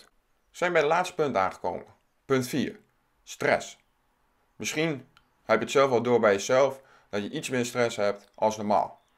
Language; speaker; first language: Dutch; native; Dutch